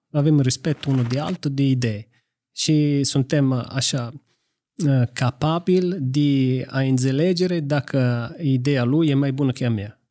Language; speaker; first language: Romanian; non-native, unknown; Italian